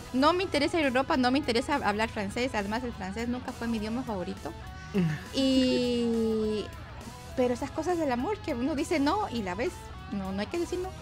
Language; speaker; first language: Spanish; native; Spanish